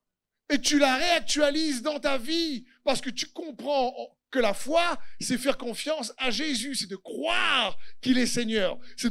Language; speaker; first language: French; native; French